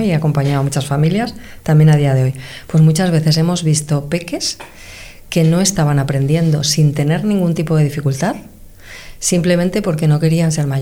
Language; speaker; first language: Spanish; native; Spanish